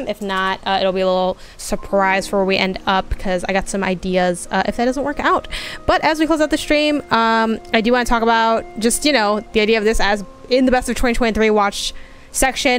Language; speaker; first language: English; native; English